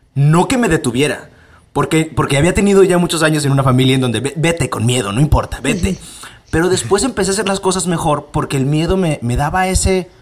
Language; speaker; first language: Spanish; native; Spanish